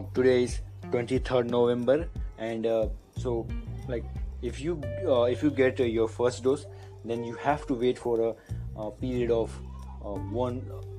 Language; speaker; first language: English; non-native, local second language; Hindi